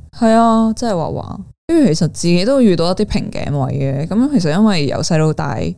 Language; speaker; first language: Cantonese; native; Cantonese